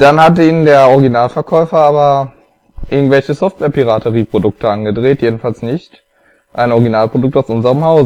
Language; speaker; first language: German; native; German